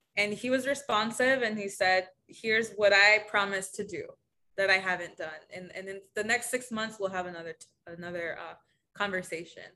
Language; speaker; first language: English; early bilingual, other home language; Spanish